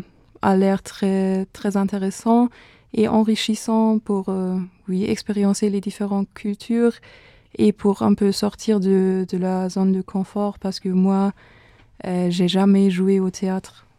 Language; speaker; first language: French; non-native, fluent; German